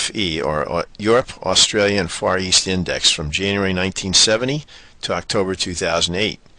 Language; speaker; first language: English; native; English